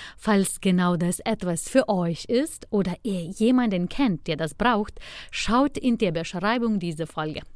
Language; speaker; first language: German; non-native, fluent; Lithuanian